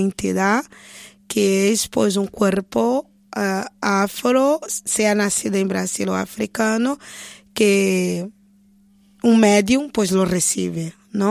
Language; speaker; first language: Spanish; non-native, fluent; Portuguese